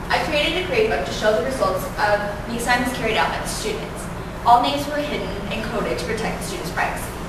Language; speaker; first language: English; native; English